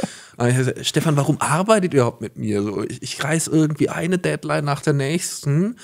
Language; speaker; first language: German; native; German